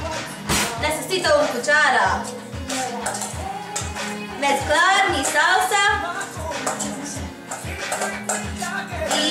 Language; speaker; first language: Spanish; non-native, learner; English